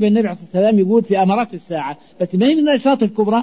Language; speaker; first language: Arabic; native; Arabic